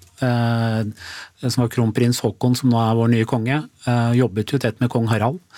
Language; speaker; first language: Norwegian; early bilingual, other home language; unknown